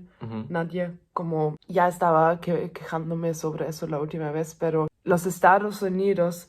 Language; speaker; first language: Spanish; non-native, fluent; German